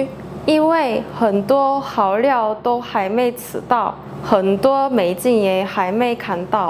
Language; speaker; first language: Chinese; non-native, fluent; Korean